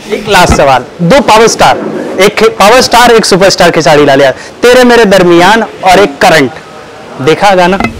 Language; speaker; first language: Hindi; native; Hindi